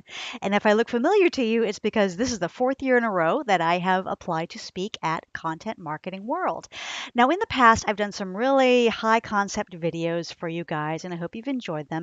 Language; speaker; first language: English; native; English